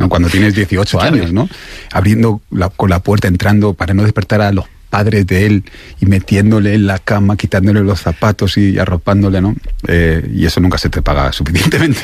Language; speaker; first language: Spanish; native; Spanish